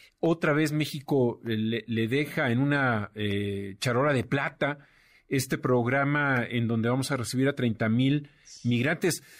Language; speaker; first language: Spanish; native; Spanish